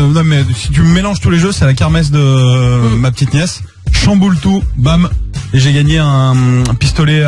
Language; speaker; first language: French; native; French